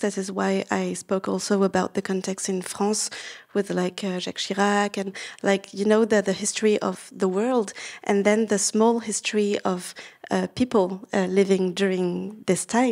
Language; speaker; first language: English; non-native, fluent; French